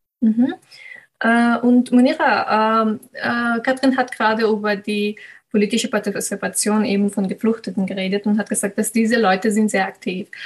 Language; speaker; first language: German; non-native, fluent; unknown